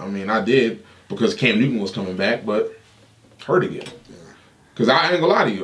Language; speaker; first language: English; native; English